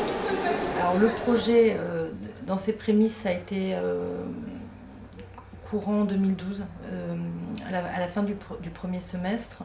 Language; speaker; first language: French; native; French